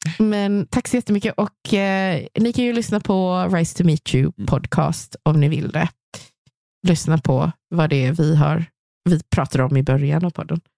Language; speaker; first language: Swedish; native; Swedish